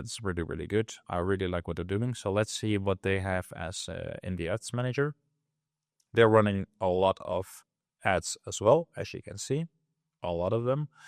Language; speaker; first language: English; non-native, fluent; Dutch